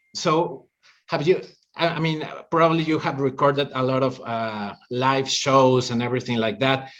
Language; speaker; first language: English; non-native, fluent; Spanish